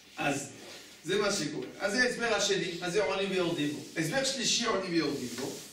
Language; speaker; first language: Hebrew; native; Hebrew